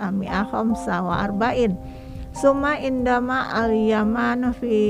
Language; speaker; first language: Arabic; non-native, fluent; Indonesian